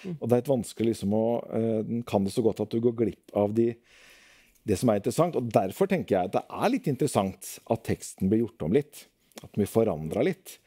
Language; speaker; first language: Norwegian; native; Norwegian